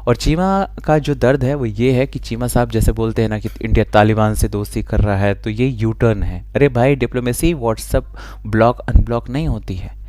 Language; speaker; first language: Hindi; native; Hindi